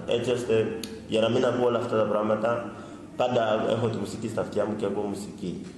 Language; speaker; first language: Greek; early bilingual, other home language; Swahili